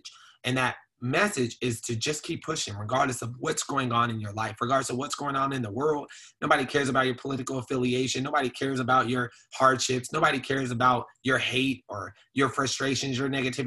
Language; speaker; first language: English; native; English